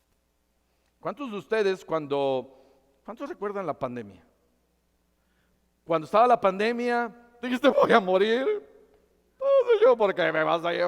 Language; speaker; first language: Spanish; native; Spanish